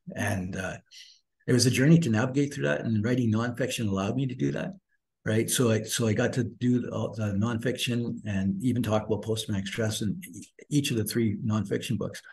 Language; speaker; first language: English; native; English